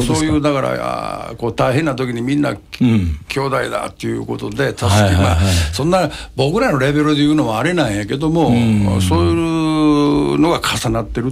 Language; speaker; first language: Japanese; native; Japanese